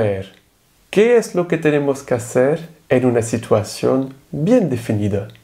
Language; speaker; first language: Spanish; non-native, fluent; French